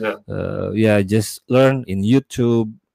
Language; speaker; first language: English; non-native, learner; Indonesian